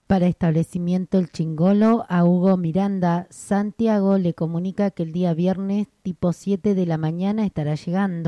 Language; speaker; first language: Spanish; native; Spanish